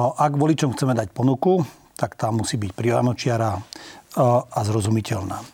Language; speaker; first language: Slovak; non-native, local second language; Hungarian